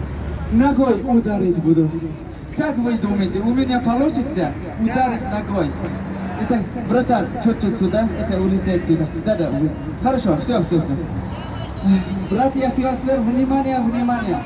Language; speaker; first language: Russian; non-native, learner; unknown